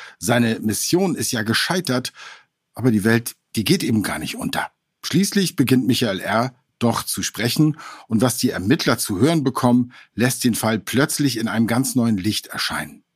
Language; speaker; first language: German; native; German